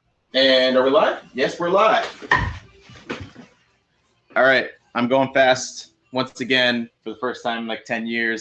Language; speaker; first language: English; native; English